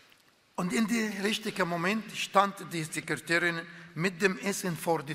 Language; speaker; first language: German; non-native, fluent; Arabic